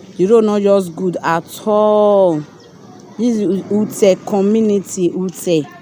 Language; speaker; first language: Nigerian Pidgin; native; Nigerian Pidgin